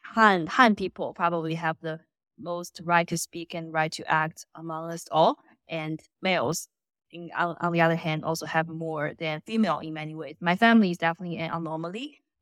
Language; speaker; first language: English; non-native, fluent; Chinese